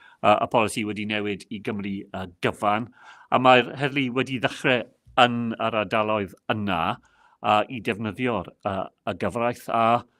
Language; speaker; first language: Welsh; non-native, local second language; English